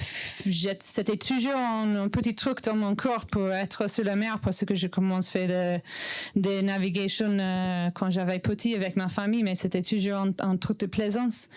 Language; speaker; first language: French; non-native, learner; English